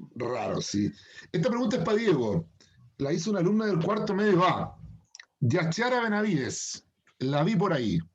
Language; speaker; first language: Spanish; native; Spanish